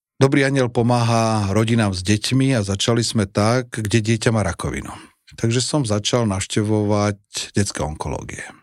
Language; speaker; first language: Slovak; native; Slovak